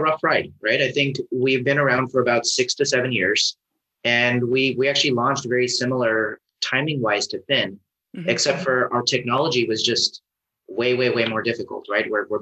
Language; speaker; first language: English; native; English